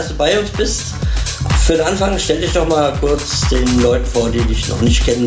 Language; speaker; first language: German; native; German